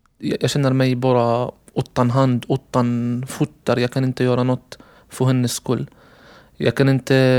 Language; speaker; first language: Swedish; non-native, learner; Arabic